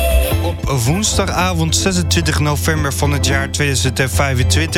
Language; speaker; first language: Dutch; native; Dutch